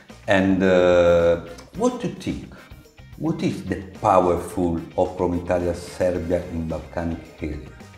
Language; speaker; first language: English; non-native, learner; Italian